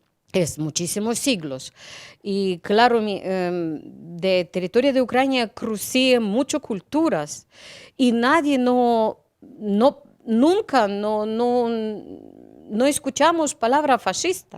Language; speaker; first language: Spanish; non-native, learner; Ukrainian